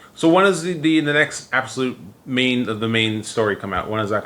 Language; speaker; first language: English; native; English